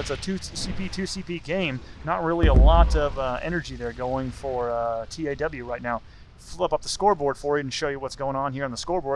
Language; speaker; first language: English; native; English